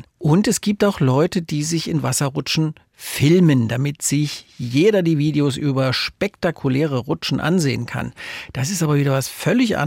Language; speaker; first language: German; native; German